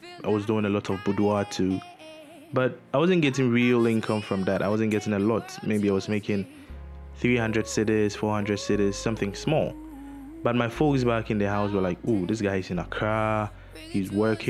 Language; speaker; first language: English; non-native, local second language; Akan